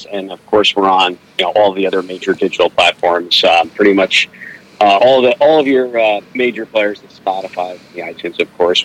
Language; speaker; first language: English; native; English